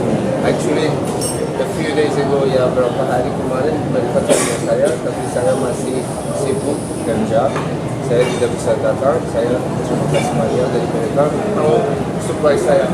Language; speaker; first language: Indonesian; non-native, learner; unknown